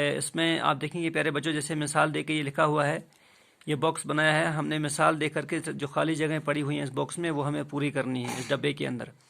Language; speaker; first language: Urdu; non-native, local second language; Kashmiri